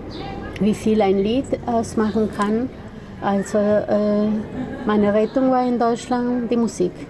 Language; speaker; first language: German; non-native, fluent; Spanish